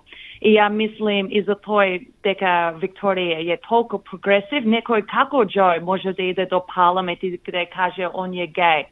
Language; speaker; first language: Macedonian; early bilingual, heritage; English